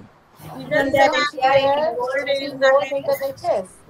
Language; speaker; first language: English; non-native, learner; Bangla